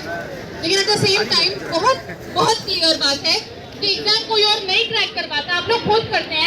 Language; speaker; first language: Hindi; native; Hindi